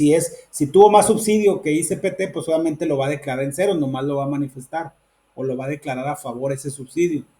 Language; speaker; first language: Spanish; native; Spanish